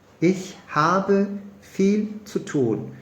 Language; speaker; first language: German; non-native, fluent; Turkish